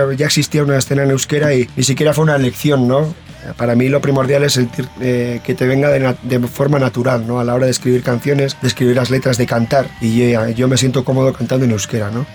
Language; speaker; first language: Spanish; non-native, local second language; Basque